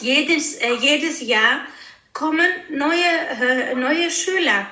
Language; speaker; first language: German; non-native, fluent; Greek